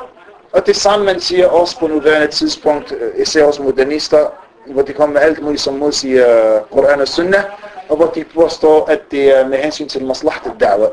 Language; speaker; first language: Danish; early bilingual, other home language; Arabic